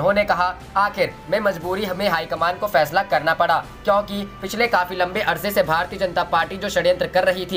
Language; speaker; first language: Hindi; native; Hindi